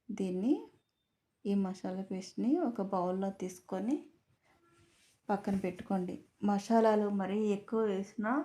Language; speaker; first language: Telugu; native; Telugu